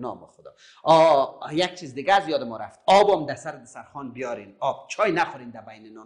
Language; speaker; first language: Persian; native; Persian